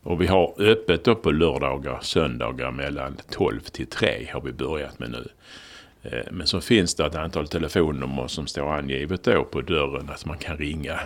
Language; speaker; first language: Swedish; native; Swedish